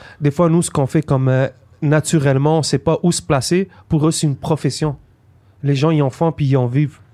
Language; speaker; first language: French; native; French